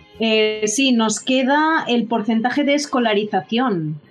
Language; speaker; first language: Spanish; non-native, fluent; Japanese